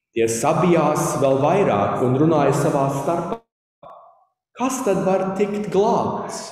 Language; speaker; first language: Latvian; early bilingual, heritage; Latvian